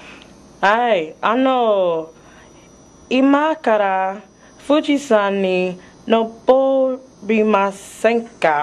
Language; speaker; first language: Japanese; non-native, learner; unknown